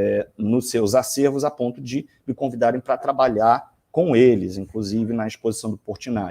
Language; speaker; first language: Portuguese; native; Portuguese